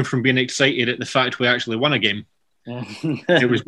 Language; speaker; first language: English; native; English